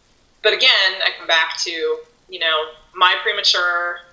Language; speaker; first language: English; native; English